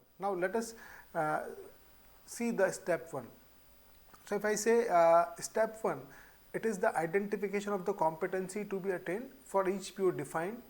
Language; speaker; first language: English; non-native, local second language; Hindi